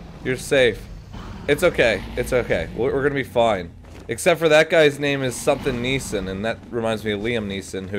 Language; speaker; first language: English; native; English